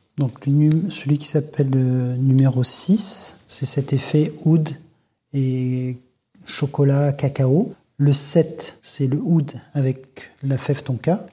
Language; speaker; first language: French; native; French